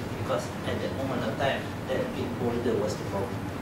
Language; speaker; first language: English; non-native, local second language; Malay